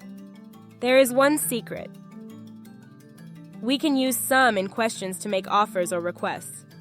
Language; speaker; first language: English; non-native, fluent; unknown